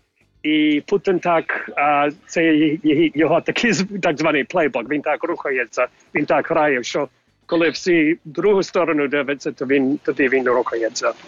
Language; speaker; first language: Ukrainian; early bilingual, heritage; English